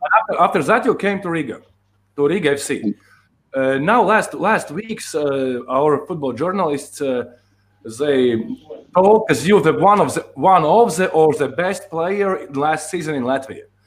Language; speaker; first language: English; non-native, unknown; Latvian